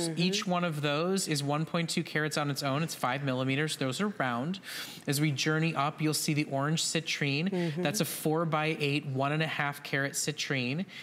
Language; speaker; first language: English; native; English